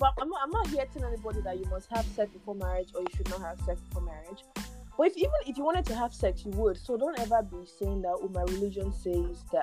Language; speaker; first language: English; non-native, local second language; Yoruba